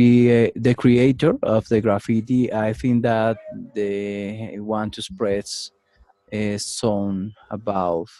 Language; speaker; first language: English; non-native, learner; Spanish